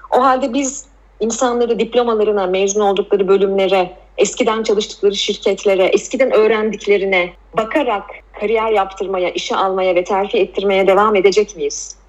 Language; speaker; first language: Turkish; native; Turkish